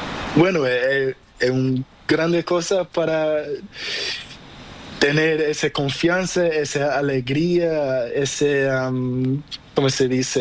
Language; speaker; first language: Spanish; non-native, learner; Portuguese